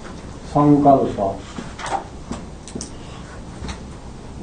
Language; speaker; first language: Japanese; non-native, learner; Bangla